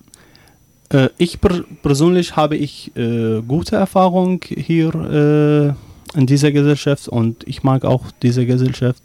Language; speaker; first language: German; non-native, learner; Arabic